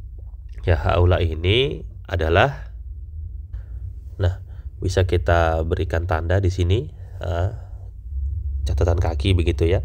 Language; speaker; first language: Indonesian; native; Indonesian